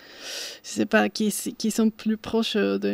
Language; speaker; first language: French; non-native, fluent; Spanish